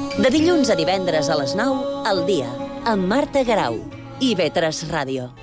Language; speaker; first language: Catalan; native; Catalan